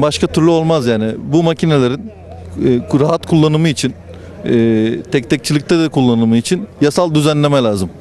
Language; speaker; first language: Turkish; native; Turkish